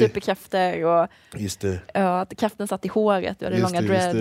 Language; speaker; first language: Swedish; native; Swedish